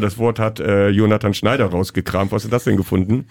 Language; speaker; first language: German; native; German